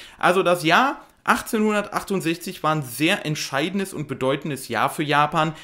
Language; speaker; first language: German; native; German